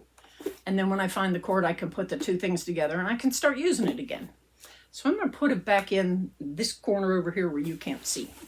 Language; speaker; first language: English; native; English